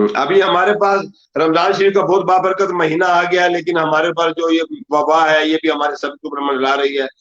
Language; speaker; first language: Urdu; native; Urdu